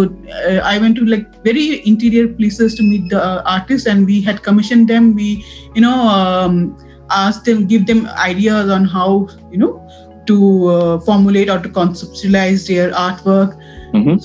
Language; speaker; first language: English; non-native, local second language; Assamese